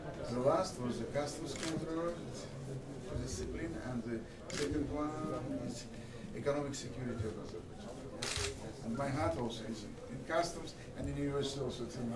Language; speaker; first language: English; non-native, learner; Azerbaijani